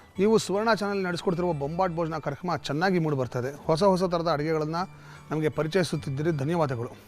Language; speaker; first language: Kannada; native; Kannada